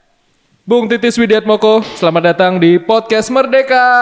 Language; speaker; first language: Indonesian; native; Indonesian